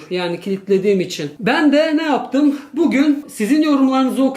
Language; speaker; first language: Turkish; early bilingual, heritage; Turkish